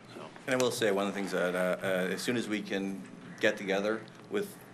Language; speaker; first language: English; native; English